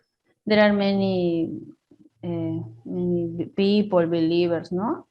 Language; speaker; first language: English; non-native, learner; Spanish